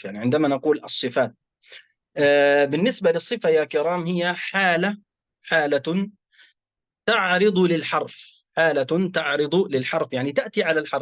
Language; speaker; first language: Arabic; native; Arabic